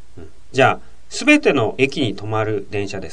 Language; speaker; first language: Japanese; native; Japanese